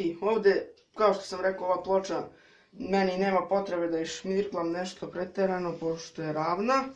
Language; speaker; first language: Serbian; native; Serbian